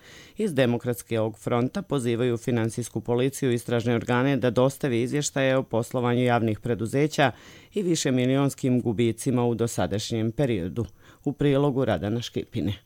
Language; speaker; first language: Croatian; native; Croatian